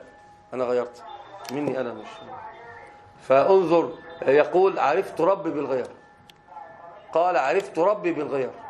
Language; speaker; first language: Arabic; native; Arabic